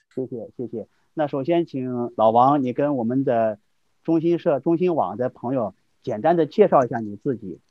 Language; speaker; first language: Chinese; native; Chinese